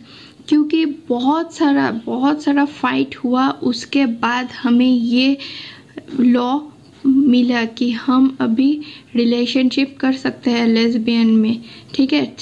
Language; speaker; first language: Hindi; non-native, local second language; Assamese